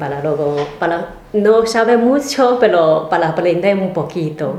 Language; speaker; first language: Spanish; non-native, learner; Chinese